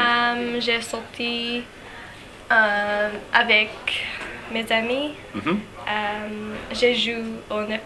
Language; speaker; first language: French; non-native, learner; English